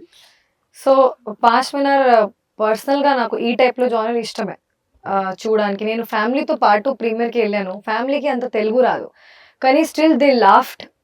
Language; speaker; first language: Telugu; non-native, fluent; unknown